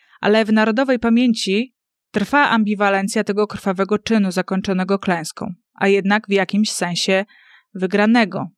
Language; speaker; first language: Polish; native; Polish